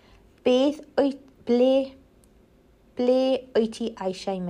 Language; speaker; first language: Welsh; non-native, local second language; English